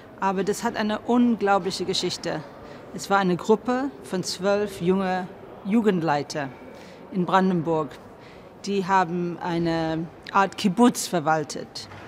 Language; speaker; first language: German; non-native, fluent; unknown